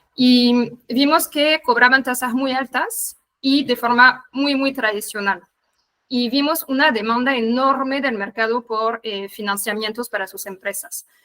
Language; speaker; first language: Spanish; non-native, fluent; French